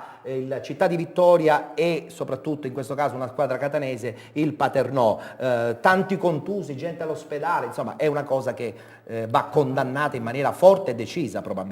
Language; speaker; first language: Italian; native; Italian